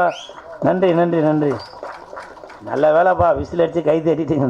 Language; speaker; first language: Tamil; native; Tamil